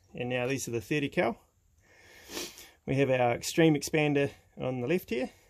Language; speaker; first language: English; native; English